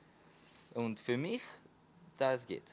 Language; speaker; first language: German; non-native, fluent; Slovenian